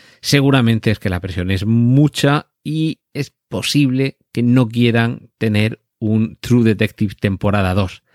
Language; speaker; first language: Spanish; native; Spanish